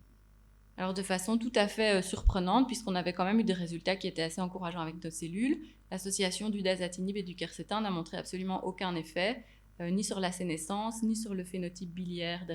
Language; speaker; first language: French; native; French